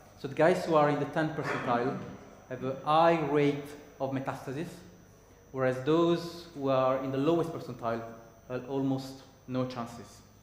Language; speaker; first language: English; non-native, fluent; Italian